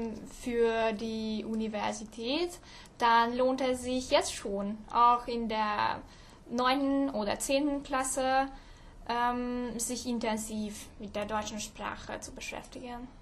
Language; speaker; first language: German; non-native, fluent; Hungarian